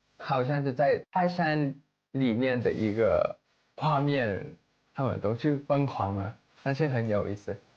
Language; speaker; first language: Chinese; non-native, learner; Thai